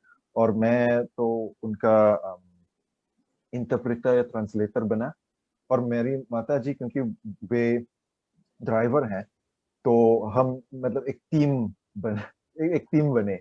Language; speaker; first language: Hindi; non-native, learner; Chinese